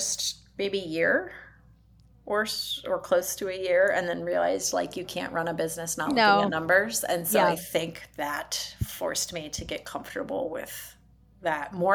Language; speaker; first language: English; native; English